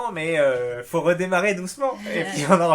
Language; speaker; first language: French; native; French